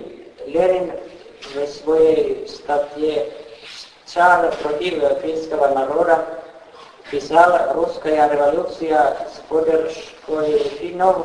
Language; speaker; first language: Russian; non-native, fluent; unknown